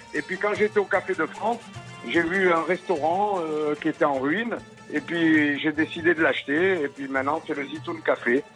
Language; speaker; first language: French; native; French